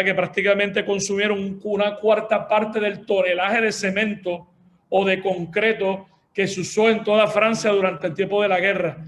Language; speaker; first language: Spanish; native; Spanish